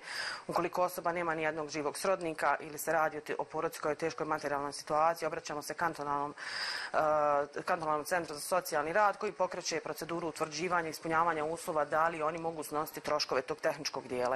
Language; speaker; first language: Croatian; native; Croatian